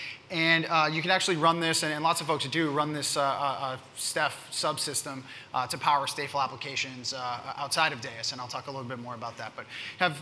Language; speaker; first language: English; native; English